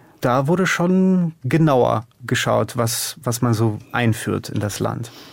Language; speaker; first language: German; early bilingual, other home language; Hungarian